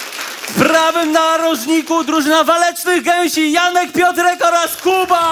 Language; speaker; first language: Polish; native; Polish